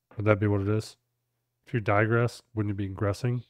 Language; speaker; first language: English; native; English